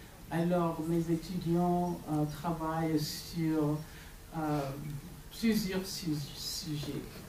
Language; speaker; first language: French; non-native, fluent; English